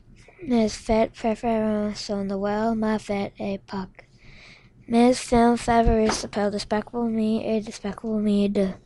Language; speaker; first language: French; non-native, local second language; English